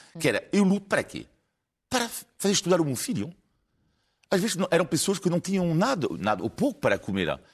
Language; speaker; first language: Portuguese; non-native, fluent; French